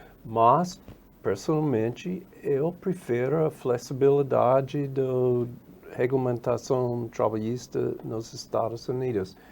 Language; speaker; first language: Portuguese; non-native, fluent; English